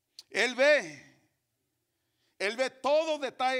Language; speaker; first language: Spanish; early bilingual, heritage; Spanish